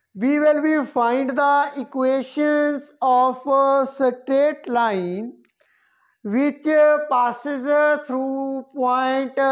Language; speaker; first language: English; non-native, local second language; Punjabi